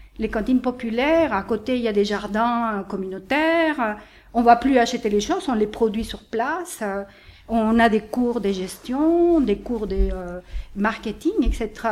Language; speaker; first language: French; non-native, fluent; Spanish